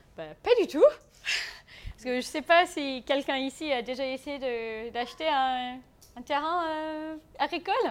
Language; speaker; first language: French; non-native, fluent; English